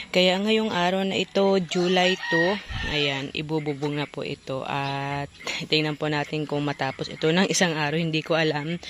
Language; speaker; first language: Filipino; non-native, local second language; Bikol